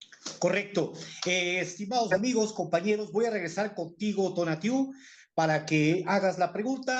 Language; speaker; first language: Spanish; native; Spanish